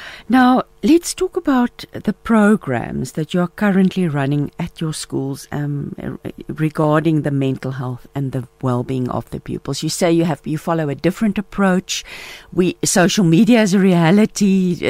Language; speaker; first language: English; non-native, local second language; Afrikaans